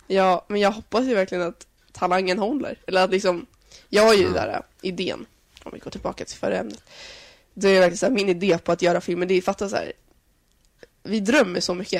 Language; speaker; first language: Swedish; native; Swedish